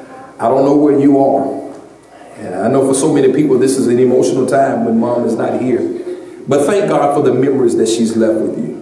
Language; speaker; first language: English; native; English